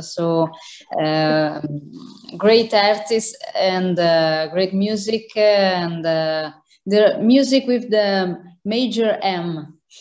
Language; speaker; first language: English; non-native, fluent; Italian